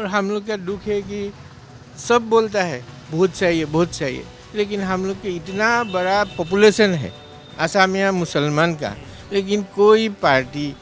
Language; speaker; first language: Hindi; non-native, local second language; Assamese